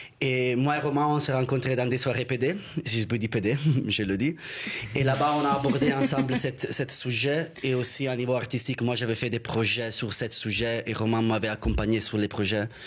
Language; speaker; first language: French; non-native, learner; Italian